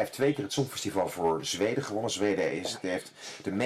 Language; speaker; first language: Dutch; native; Dutch